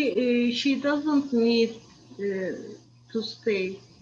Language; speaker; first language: English; non-native, learner; Turkish